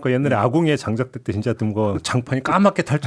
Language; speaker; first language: Korean; native; Korean